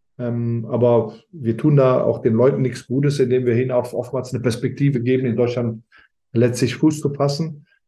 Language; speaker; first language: German; early bilingual, other home language; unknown